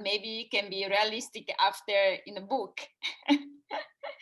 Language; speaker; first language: English; non-native, fluent; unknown